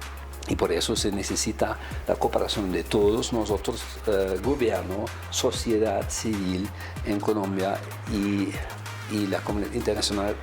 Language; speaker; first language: Spanish; non-native, fluent; German